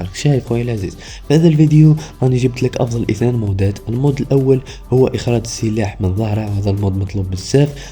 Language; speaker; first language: Arabic; native; Arabic